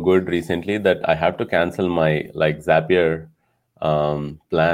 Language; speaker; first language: English; non-native, local second language; Telugu